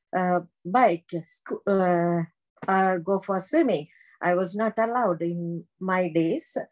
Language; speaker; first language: English; non-native, local second language; Tamil